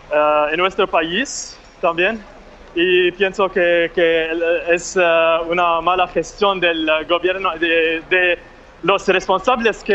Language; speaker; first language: Spanish; non-native, fluent; Arabic